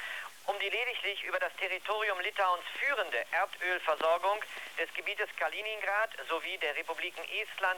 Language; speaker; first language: German; native; German